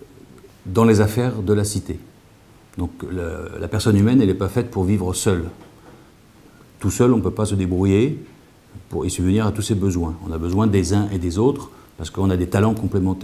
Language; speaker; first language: French; native; French